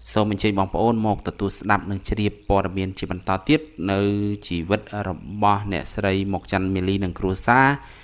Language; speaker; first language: Khmer; native; Khmer